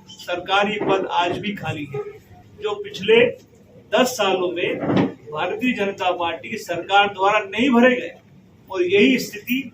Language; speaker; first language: Hindi; native; Hindi